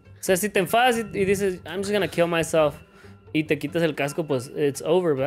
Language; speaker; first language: Spanish; early bilingual, heritage; Spanish